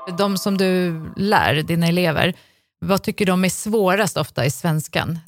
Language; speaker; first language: Swedish; native; Swedish